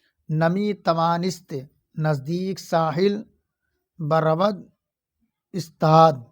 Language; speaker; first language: Persian; non-native, fluent; Urdu